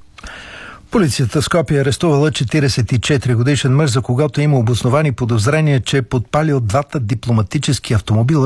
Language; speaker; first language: Bulgarian; native; Bulgarian